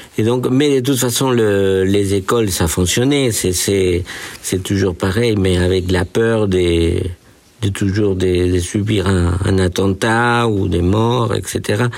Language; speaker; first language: French; non-native, fluent; Spanish